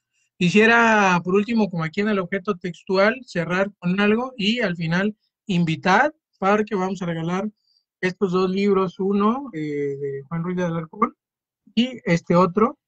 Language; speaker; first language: Spanish; native; Spanish